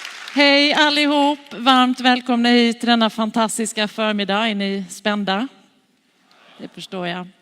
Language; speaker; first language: Swedish; native; Swedish